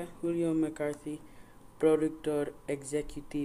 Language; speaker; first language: Spanish; non-native, learner; English